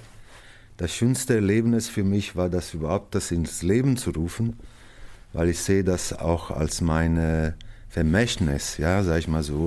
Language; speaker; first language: German; non-native, fluent; Italian